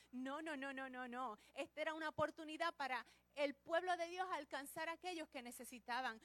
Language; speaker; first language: Spanish; early bilingual, heritage; Spanish